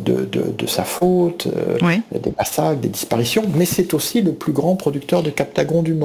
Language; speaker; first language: French; native; French